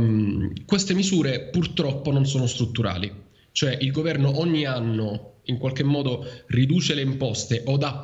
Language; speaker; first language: Italian; native; Italian